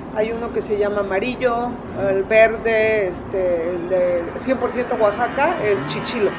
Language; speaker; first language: Spanish; native; Spanish